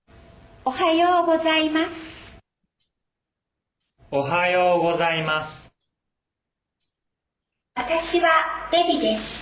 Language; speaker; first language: Japanese; non-native, learner; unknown